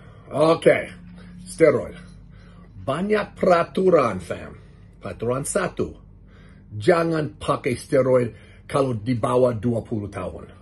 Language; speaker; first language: Indonesian; non-native, learner; English